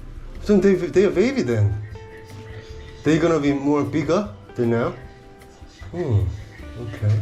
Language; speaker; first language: English; non-native, learner; Korean